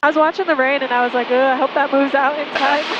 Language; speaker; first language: English; native; English